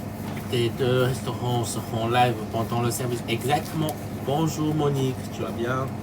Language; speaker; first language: French; non-native, local second language; Chinese